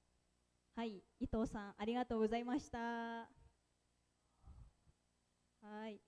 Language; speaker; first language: Japanese; non-native, fluent; Indonesian